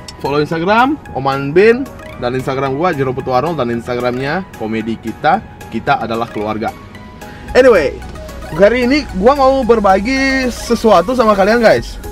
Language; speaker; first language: Indonesian; non-native, fluent; Russian